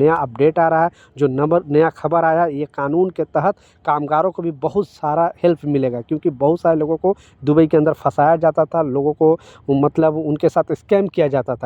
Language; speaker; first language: Hindi; native; Hindi